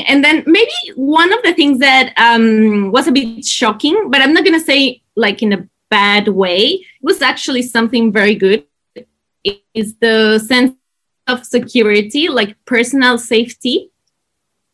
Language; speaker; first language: English; non-native, fluent; Spanish